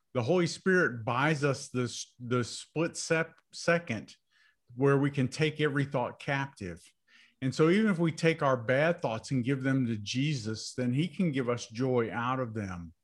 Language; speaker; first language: English; native; English